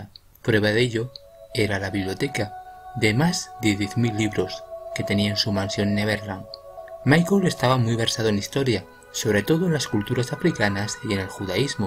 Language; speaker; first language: Spanish; native; Spanish